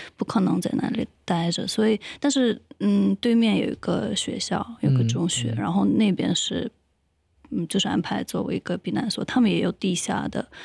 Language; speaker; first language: Chinese; non-native, fluent; Ukrainian